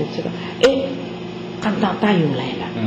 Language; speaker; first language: Chinese; non-native, learner; Filipino